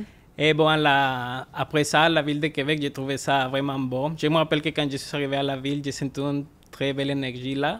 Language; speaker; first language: French; non-native, fluent; Spanish